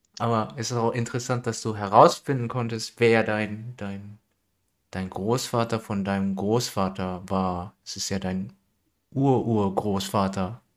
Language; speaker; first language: German; native; German